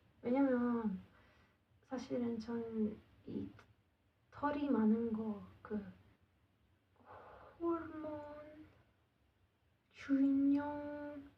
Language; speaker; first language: Korean; non-native, learner; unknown